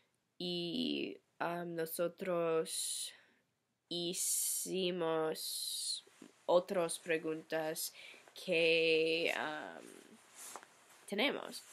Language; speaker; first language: Spanish; non-native, learner; English